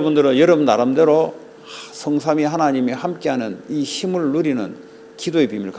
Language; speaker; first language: Korean; native; Korean